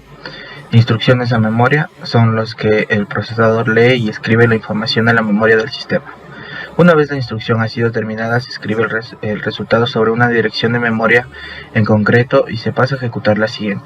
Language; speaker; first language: Spanish; native; Spanish